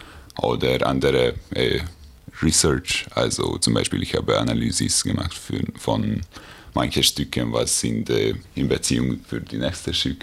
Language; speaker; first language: German; non-native, fluent; Hungarian